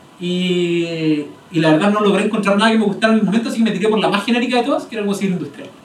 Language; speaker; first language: Spanish; native; Spanish